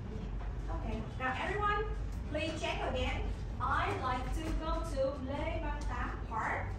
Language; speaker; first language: English; non-native, learner; Vietnamese